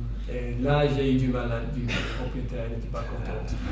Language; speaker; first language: French; non-native, fluent; English